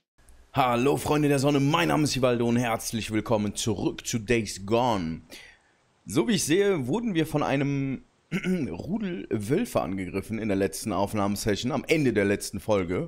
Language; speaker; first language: German; native; German